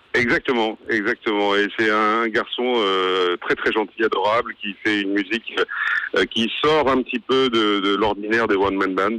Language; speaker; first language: French; native; French